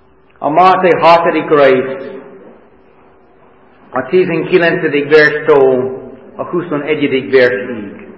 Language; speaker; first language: Hungarian; non-native, fluent; English